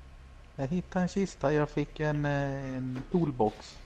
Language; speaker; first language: Swedish; native; Swedish